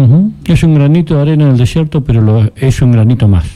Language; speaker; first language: Spanish; native; Spanish